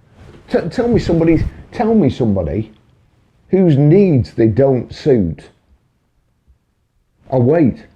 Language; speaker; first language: English; native; English